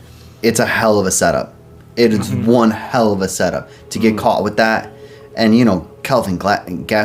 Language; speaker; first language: English; native; English